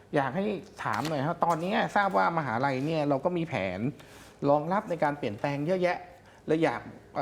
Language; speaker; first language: Thai; native; Thai